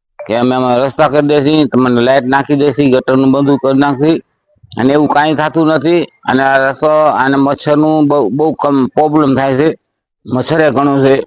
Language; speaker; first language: Gujarati; native; Gujarati